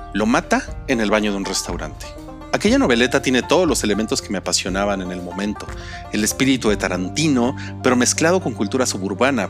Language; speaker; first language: Spanish; native; Spanish